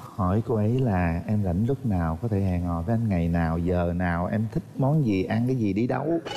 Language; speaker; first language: Vietnamese; native; Vietnamese